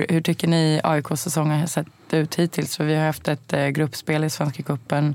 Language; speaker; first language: Swedish; native; Swedish